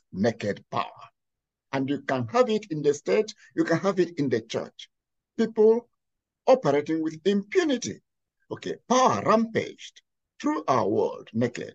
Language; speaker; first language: English; non-native, local second language; Igbo